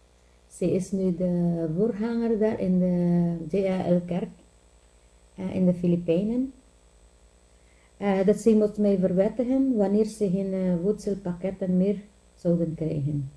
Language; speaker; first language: Dutch; non-native, learner; Filipino